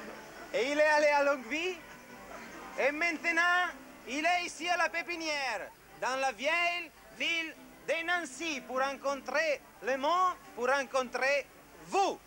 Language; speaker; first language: French; non-native, learner; Italian